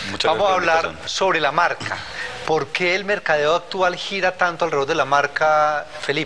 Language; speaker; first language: Spanish; native; Spanish